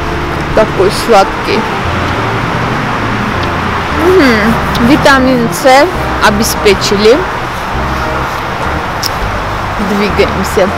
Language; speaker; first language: Russian; non-native, fluent; Armenian